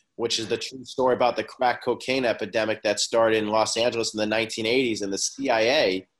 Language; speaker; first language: English; native; English